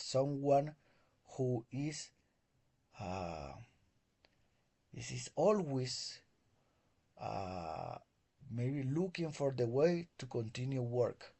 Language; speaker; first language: English; non-native, learner; Spanish